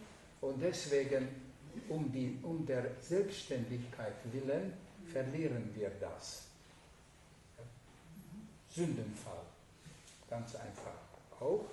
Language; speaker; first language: German; non-native, fluent; Hungarian